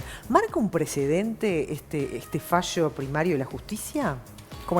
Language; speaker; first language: Spanish; native; Spanish